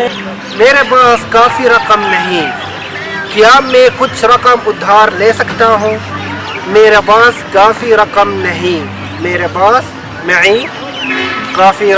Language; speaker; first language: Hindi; non-native, fluent; Arabic